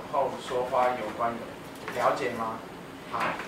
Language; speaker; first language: Chinese; non-native, fluent; English